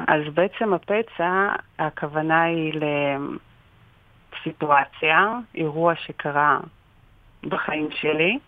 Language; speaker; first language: Hebrew; non-native, fluent; Russian